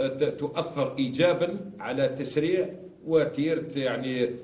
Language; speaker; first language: Arabic; native; Arabic